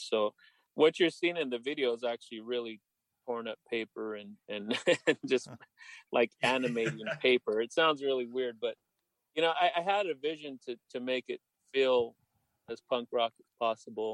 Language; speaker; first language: English; native; English